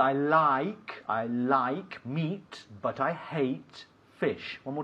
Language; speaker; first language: English; non-native, fluent; Spanish